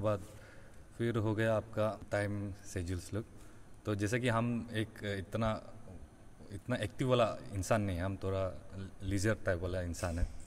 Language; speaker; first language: Hindi; non-native, local second language; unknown